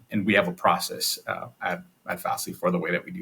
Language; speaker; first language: English; native; English